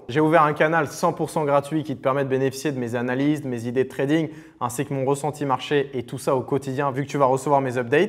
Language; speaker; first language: French; native; French